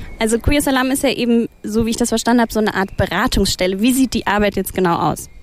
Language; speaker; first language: German; native; German